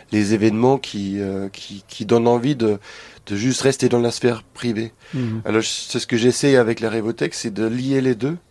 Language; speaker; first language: French; non-native, fluent; German